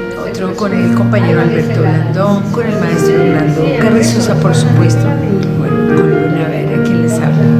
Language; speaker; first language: Spanish; native; Spanish